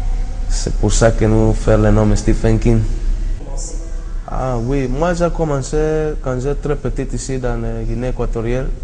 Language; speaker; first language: French; non-native, learner; Spanish